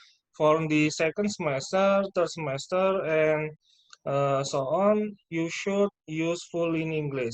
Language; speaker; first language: English; non-native, fluent; Indonesian